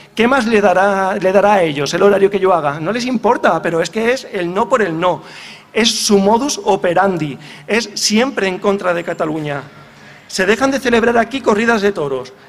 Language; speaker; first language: Spanish; native; Spanish